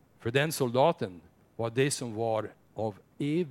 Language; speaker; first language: Swedish; non-native, fluent; English